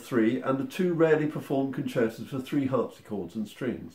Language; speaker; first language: English; native; English